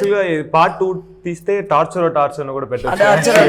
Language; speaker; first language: Telugu; non-native, local second language; Tamil